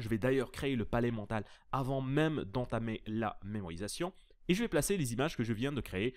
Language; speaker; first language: French; native; French